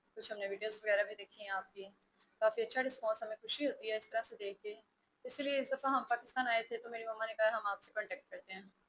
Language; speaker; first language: Urdu; native; Urdu